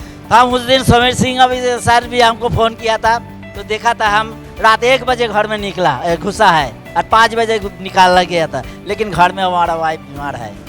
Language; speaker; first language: Hindi; non-native, local second language; Bangla